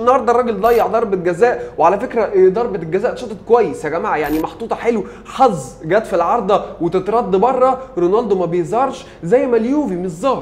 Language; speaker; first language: Arabic; native; Arabic